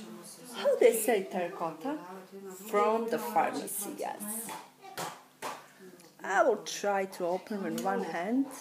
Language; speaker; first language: English; non-native, learner; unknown